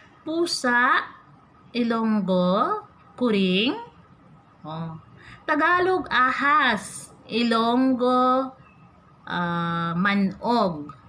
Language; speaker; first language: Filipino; non-native, local second language; Hiligaynon